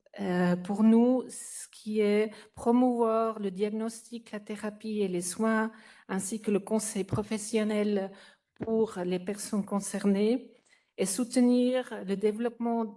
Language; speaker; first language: French; non-native, fluent; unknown